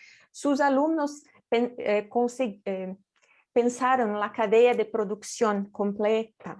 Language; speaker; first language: Spanish; non-native, fluent; Portuguese